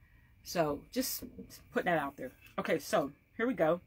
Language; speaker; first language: English; native; English